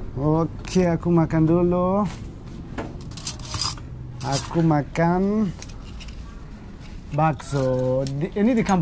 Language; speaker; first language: Indonesian; non-native, learner; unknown